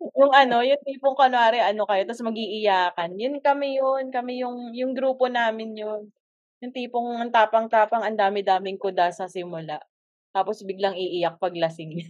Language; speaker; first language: Filipino; native; Filipino